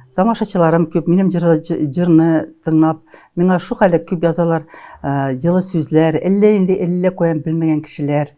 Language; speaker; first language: Tatar; native; Tatar